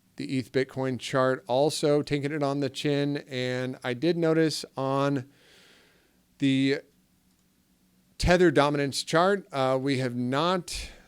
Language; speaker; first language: English; native; English